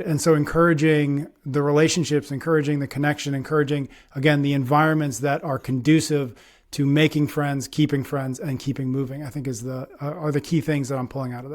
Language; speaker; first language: English; native; English